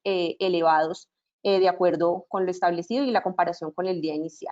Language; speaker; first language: Spanish; native; Spanish